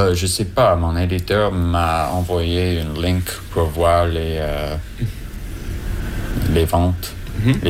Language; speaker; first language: French; non-native, learner; English